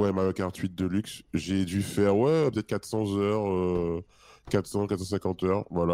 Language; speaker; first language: French; native; French